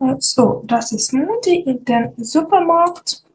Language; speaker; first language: German; non-native, fluent; Ukrainian